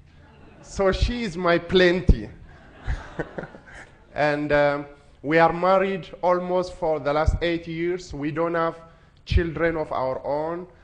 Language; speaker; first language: English; non-native, fluent; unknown